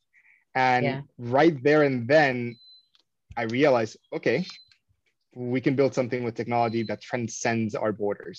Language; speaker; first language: English; non-native, fluent; Spanish